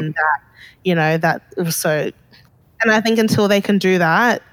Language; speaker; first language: English; early bilingual, other home language; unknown